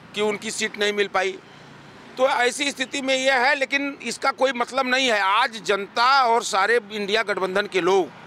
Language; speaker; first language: Hindi; native; Hindi